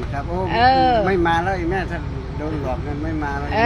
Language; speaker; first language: Thai; native; Thai